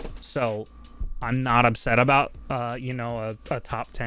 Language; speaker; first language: English; native; English